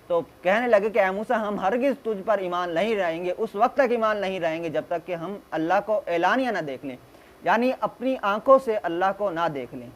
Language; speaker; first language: Urdu; native; Urdu